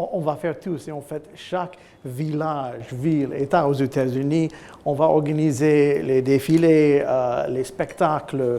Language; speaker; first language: French; non-native, fluent; English